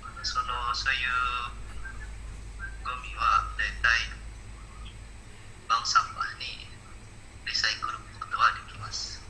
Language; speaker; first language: Japanese; non-native, learner; Indonesian